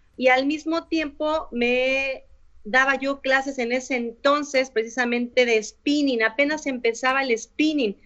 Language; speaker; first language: Spanish; native; Spanish